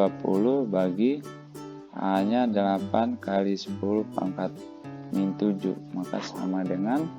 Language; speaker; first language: Indonesian; native; Indonesian